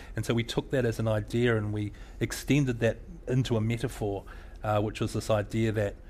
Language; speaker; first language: English; native; English